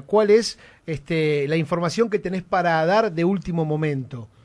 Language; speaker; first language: Spanish; native; Spanish